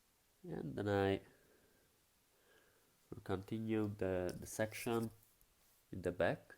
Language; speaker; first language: English; non-native, fluent; Hungarian